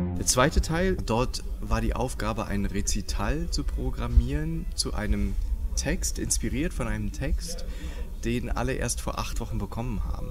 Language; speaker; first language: German; native; German